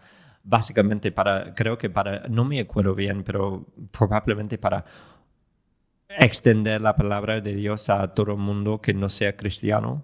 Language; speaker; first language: Spanish; non-native, fluent; English